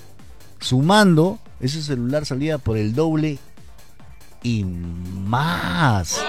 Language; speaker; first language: Spanish; native; Spanish